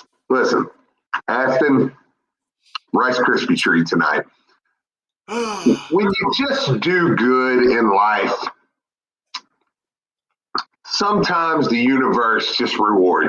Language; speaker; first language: English; native; English